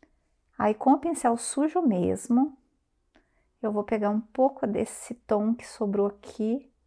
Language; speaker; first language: Portuguese; native; Portuguese